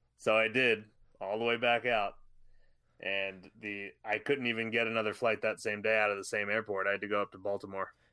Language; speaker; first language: English; native; English